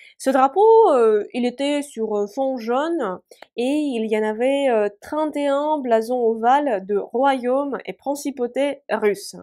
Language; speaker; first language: French; non-native, fluent; Russian